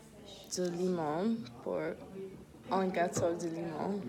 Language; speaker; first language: French; non-native, learner; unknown